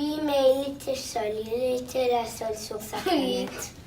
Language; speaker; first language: French; non-native, local second language; English